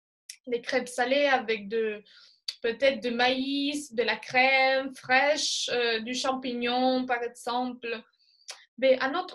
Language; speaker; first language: French; non-native, fluent; Spanish